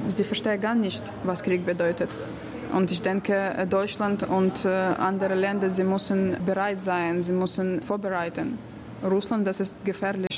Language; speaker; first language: German; non-native, learner; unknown